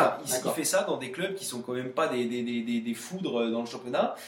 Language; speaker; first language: French; native; French